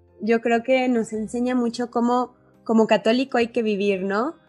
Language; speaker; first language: Spanish; native; Spanish